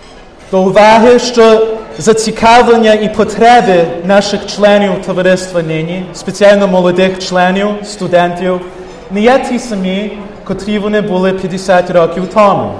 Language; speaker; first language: Ukrainian; early bilingual, heritage; Ukrainian